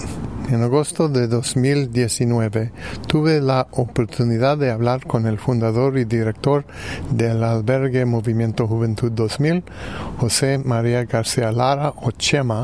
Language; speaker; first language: Spanish; non-native, fluent; English